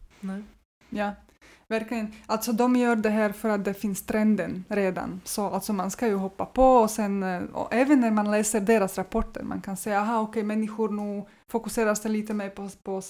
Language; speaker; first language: Swedish; non-native, fluent; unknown